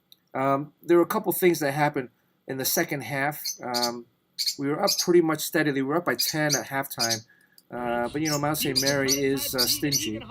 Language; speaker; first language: English; native; English